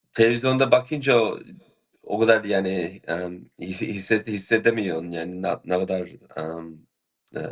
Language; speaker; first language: Turkish; early bilingual, other home language; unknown